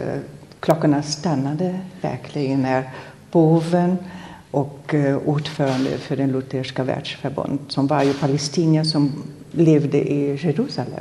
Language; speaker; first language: Swedish; non-native, fluent; German